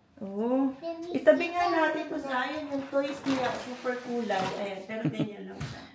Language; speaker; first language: Filipino; native; Filipino